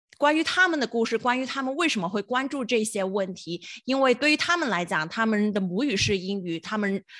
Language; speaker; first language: Chinese; non-native, local second language; Cantonese